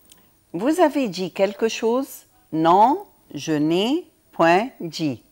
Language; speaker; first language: French; non-native, fluent; Arabic